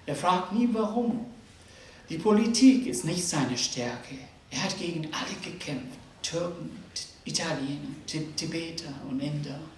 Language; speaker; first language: German; non-native, fluent; Nepali